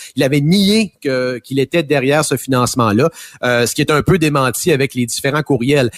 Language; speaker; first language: French; native; French